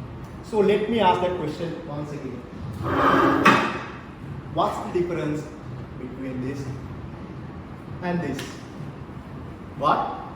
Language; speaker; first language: English; non-native, local second language; Sinhala